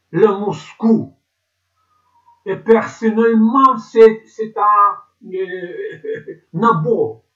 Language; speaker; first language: French; non-native, learner; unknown